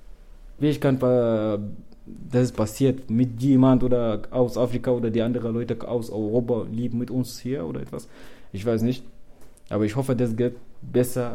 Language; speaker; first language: German; non-native, learner; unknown